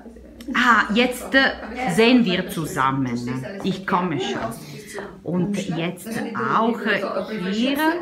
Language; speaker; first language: German; non-native, learner; Italian